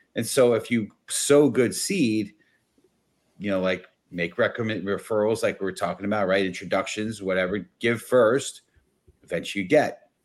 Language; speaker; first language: English; native; English